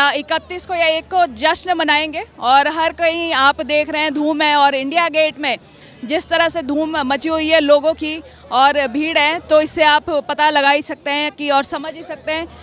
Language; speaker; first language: Hindi; native; Hindi